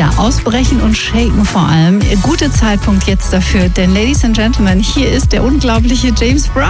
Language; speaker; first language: German; native; German